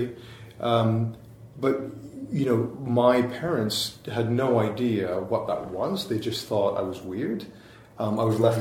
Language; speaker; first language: English; native; English